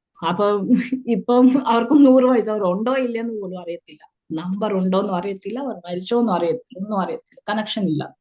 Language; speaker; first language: Malayalam; early bilingual, heritage; Malayalam